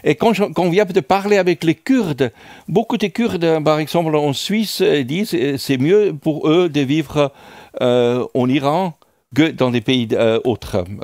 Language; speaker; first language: French; non-native, fluent; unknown